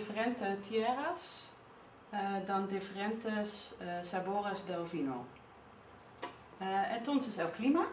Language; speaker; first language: Spanish; non-native, learner; Dutch